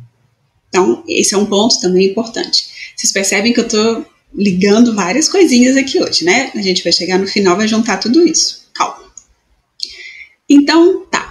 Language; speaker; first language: Portuguese; native; Portuguese